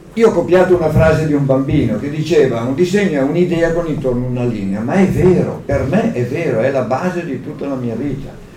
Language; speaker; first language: Italian; native; Italian